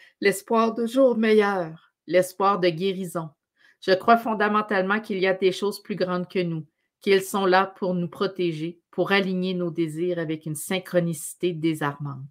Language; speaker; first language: French; native; French